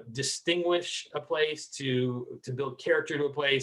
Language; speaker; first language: English; native; English